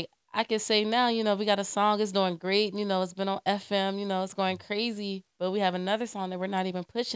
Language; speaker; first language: English; native; English